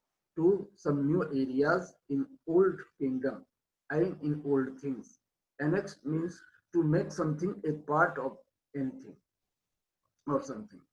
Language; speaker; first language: English; non-native, local second language; Hindi